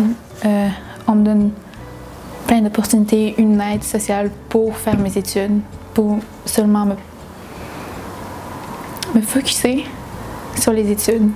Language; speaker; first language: French; non-native, local second language; Innu-aimun